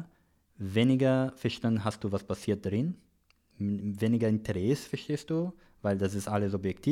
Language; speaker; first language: German; non-native, learner; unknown